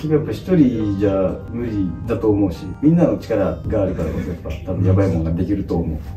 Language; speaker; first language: Japanese; early bilingual, other home language; Filipino